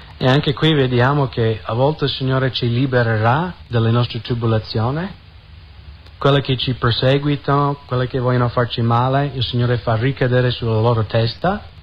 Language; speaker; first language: Italian; non-native, fluent; English